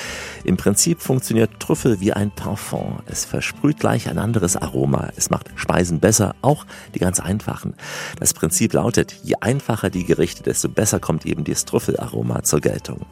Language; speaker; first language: German; native; German